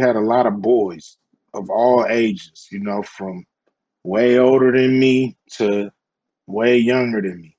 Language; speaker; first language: English; native; English